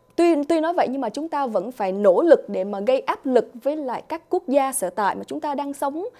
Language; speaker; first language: Vietnamese; early bilingual, other home language; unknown